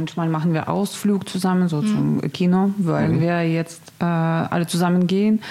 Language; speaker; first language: German; non-native, learner; Russian